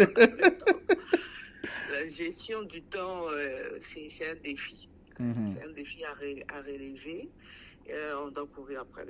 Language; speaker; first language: French; non-native, local second language; Sango